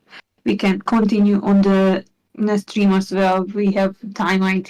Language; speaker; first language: English; non-native, learner; Hungarian